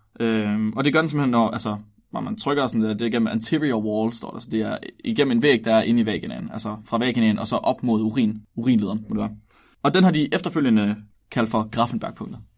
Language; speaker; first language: Danish; native; Danish